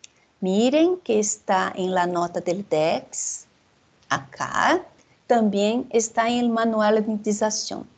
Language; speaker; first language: Spanish; non-native, fluent; Portuguese